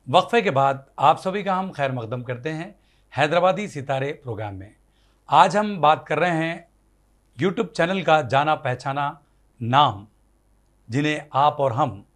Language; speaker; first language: Hindi; native; Hindi